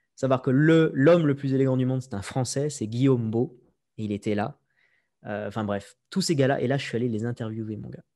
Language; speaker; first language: French; native; French